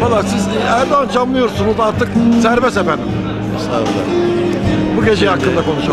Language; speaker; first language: Turkish; native; Turkish